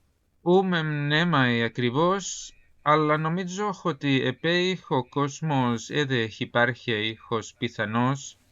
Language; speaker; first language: Greek; non-native, fluent; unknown